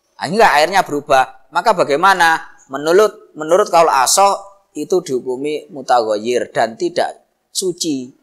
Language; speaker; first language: Indonesian; non-native, local second language; Javanese